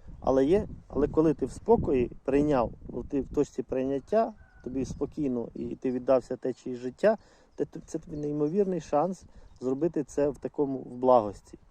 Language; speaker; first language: Ukrainian; non-native, local second language; Russian